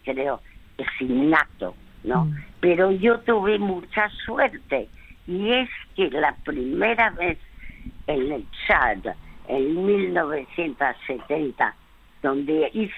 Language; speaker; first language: Spanish; early bilingual, other home language; French